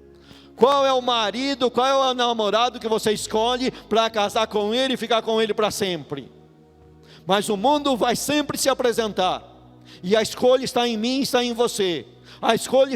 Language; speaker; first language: Portuguese; native; Portuguese